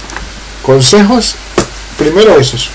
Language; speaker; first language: Spanish; native; Spanish